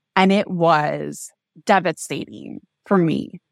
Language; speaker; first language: English; native; English